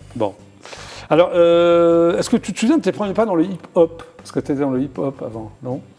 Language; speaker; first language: French; native; French